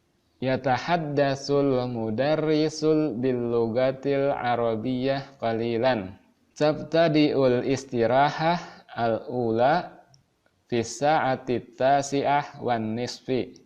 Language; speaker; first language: Arabic; non-native, fluent; Indonesian